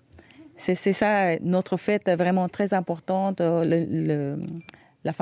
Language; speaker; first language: French; non-native, fluent; Spanish